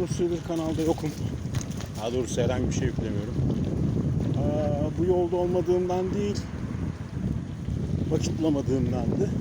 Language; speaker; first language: Turkish; native; Turkish